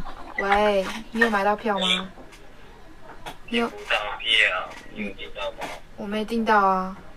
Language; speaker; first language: Chinese; native; Chinese